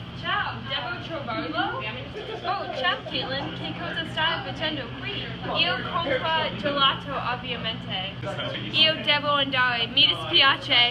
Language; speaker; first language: Italian; non-native, learner; English